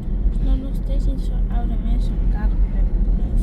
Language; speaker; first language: Dutch; native; Dutch